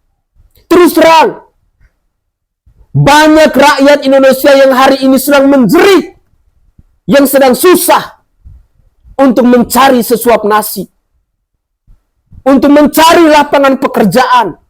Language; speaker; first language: Indonesian; native; Indonesian